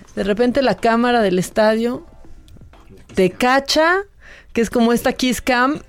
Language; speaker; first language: Spanish; native; Spanish